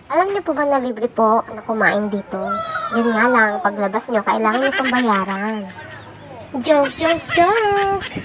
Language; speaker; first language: Filipino; native; Filipino